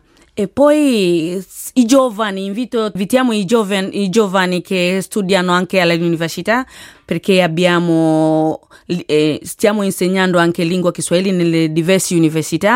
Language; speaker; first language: Italian; non-native, learner; Swahili